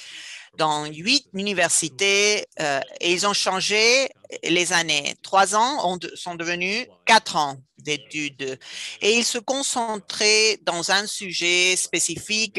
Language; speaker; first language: French; non-native, fluent; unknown